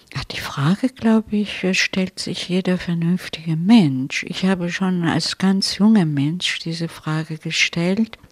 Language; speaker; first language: German; non-native, fluent; Italian